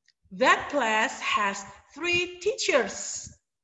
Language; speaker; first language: English; non-native, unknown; Indonesian